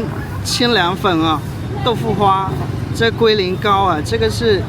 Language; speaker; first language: Chinese; native; Chinese